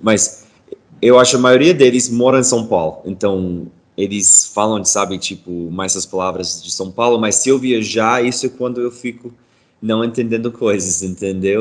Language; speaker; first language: Portuguese; non-native, fluent; English